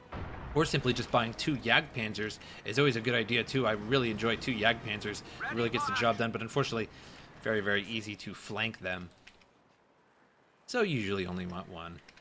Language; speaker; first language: English; native; English